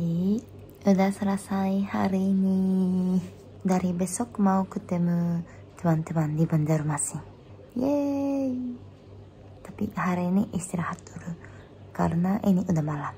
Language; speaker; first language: Indonesian; non-native, fluent; Japanese